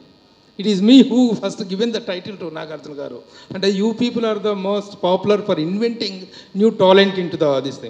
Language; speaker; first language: Telugu; native; Telugu